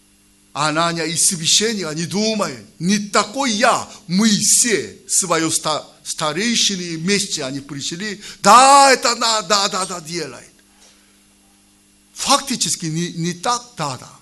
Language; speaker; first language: Russian; non-native, learner; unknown